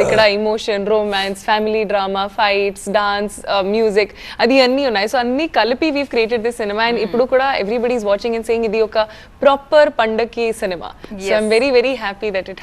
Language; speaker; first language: Telugu; non-native, fluent; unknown